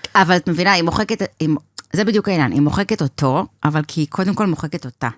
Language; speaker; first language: Hebrew; native; Hebrew